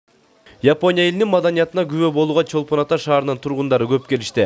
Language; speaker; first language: Kyrgyz; native; Kyrgyz